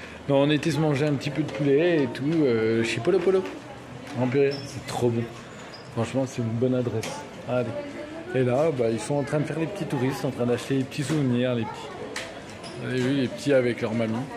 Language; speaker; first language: French; native; French